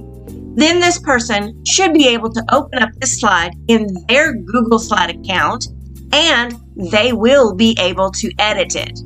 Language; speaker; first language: English; native; English